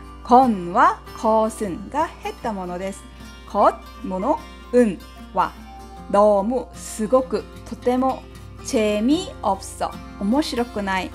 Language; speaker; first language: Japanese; non-native, fluent; Korean